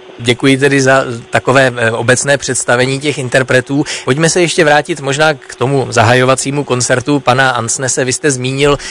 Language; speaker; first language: Czech; native; Czech